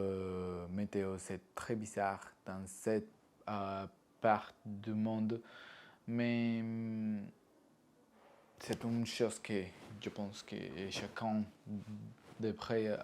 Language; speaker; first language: French; non-native, learner; Spanish